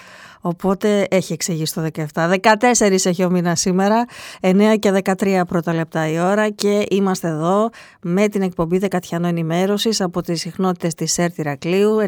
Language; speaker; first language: Greek; native; Greek